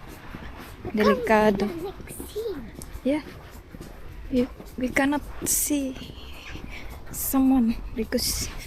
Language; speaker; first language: English; non-native, local second language; Filipino